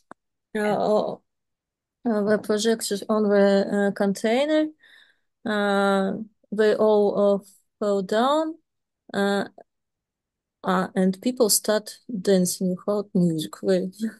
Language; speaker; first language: English; non-native, learner; Serbian